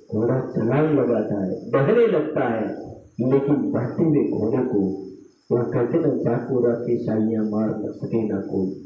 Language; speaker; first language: Hindi; non-native, local second language; Gujarati